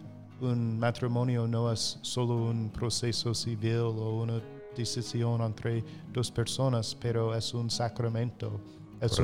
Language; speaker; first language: Spanish; non-native, fluent; English